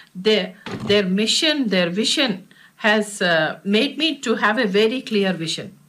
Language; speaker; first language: English; non-native, local second language; Telugu